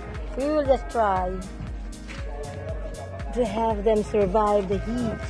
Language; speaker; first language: English; non-native, local second language; Filipino